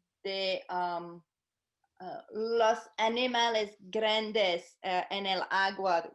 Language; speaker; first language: Spanish; non-native, learner; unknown